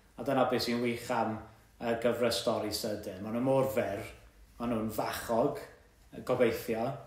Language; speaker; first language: Welsh; native; Welsh